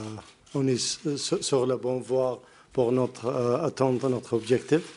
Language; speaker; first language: French; non-native, learner; Arabic